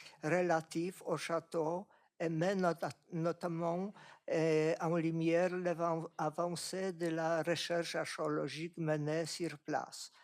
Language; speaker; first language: French; non-native, fluent; Polish